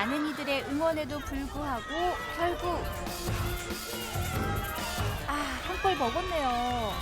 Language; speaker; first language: Korean; native; Korean